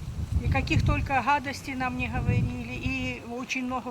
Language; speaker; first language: Russian; native; Russian